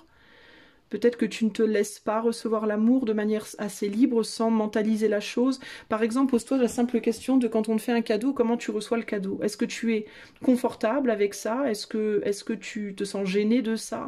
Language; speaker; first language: French; native; French